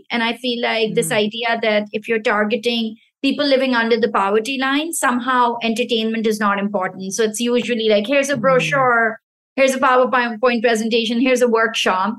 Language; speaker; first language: English; non-native, local second language; Pashto